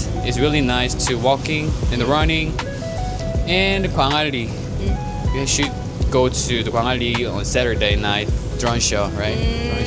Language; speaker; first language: English; non-native, learner; Korean